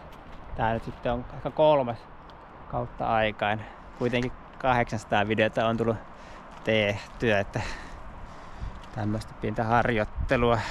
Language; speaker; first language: Finnish; native; Finnish